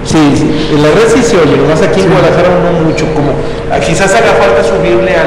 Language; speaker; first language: Spanish; native; Spanish